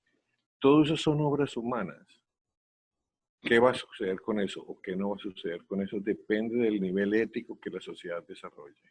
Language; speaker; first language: Spanish; native; Spanish